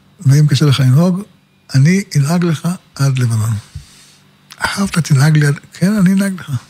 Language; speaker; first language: Hebrew; native; Hebrew